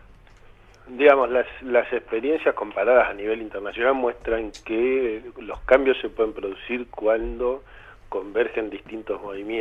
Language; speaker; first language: Spanish; native; Spanish